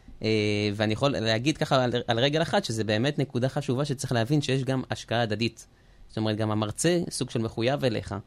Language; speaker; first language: Hebrew; early bilingual, other home language; French